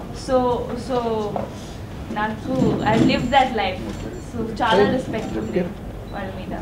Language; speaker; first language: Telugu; non-native, local second language; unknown